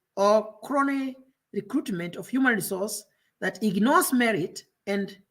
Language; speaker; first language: English; non-native, local second language; Kikuyu